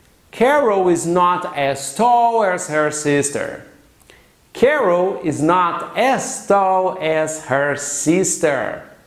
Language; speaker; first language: English; non-native, fluent; Portuguese